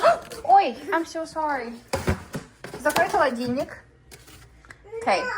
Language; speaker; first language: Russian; early bilingual, heritage; Russian